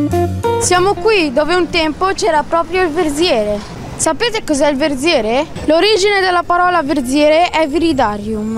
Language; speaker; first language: Italian; native; Italian